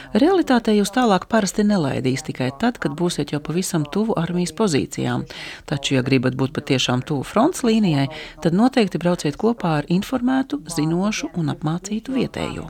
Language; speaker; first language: Latvian; native; Latvian